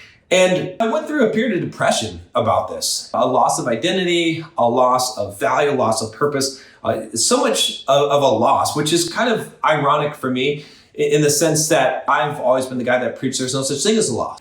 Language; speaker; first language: English; native; English